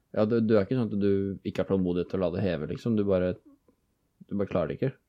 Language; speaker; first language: Norwegian; native; Norwegian